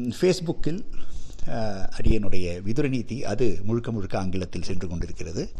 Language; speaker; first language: Tamil; non-native, local second language; Telugu